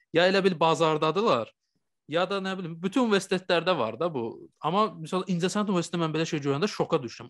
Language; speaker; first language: Azerbaijani; native; Azerbaijani